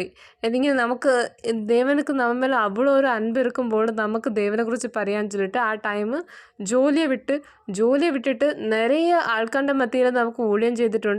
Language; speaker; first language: Malayalam; non-native, learner; Tamil